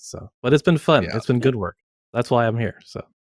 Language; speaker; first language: English; native; English